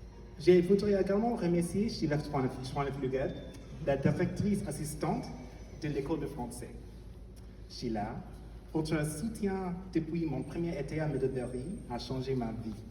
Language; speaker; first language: French; non-native, fluent; English